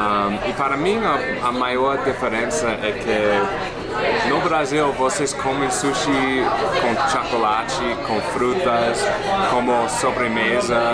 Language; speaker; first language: Portuguese; non-native, fluent; English